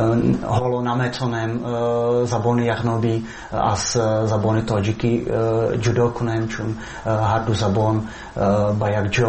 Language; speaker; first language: Persian; non-native, fluent; Czech